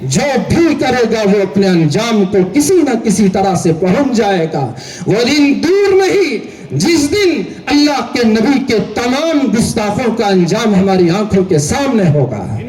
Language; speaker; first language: Urdu; native; Urdu